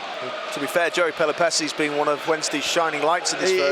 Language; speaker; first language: English; native; English